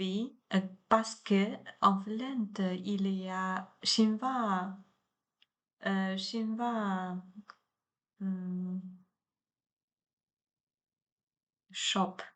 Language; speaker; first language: French; non-native, learner; Chinese